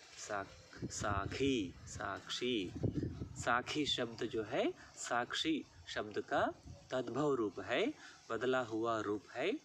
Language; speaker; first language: Hindi; non-native, local second language; Telugu